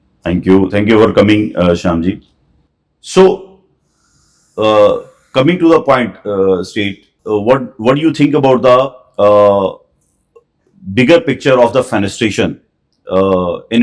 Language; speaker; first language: English; non-native, local second language; Hindi